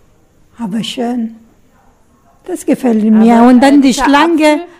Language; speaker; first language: German; non-native, learner; Italian